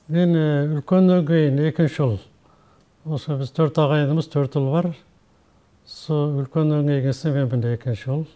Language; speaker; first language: Kazakh; early bilingual, heritage; Kazakh